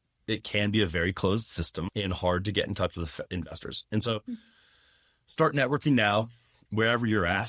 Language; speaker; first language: English; native; English